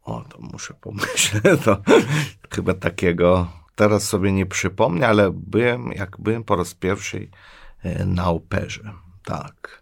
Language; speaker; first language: Polish; non-native, fluent; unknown